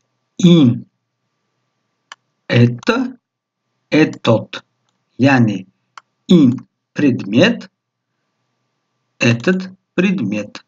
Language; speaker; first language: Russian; non-native, local second language; Tajik